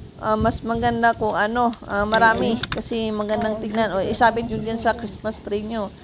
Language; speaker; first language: Filipino; non-native, local second language; Cebuano